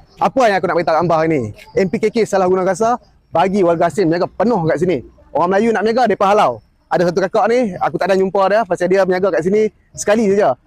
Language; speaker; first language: Malay; native; Malay